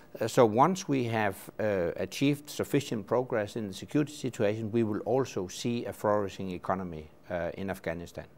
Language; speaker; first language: English; non-native, fluent; Danish